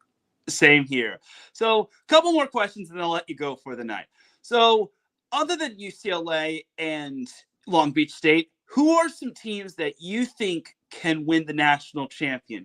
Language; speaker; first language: English; native; English